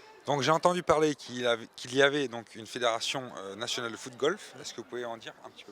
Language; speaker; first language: French; native; French